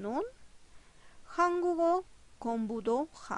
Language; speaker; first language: Korean; non-native, fluent; Spanish